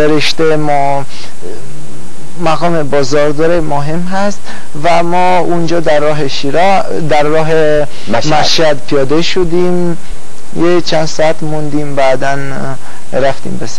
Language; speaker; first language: Persian; non-native, fluent; Romanian